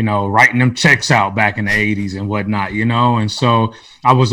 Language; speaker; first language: English; native; English